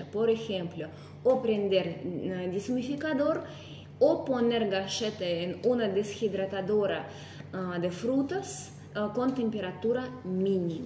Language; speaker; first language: Spanish; non-native, fluent; Russian